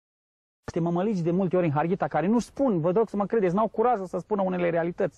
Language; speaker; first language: Romanian; native; Romanian